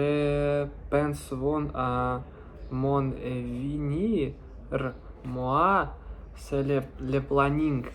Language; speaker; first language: French; non-native, learner; Russian